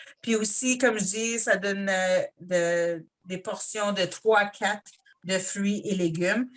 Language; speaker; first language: French; native; French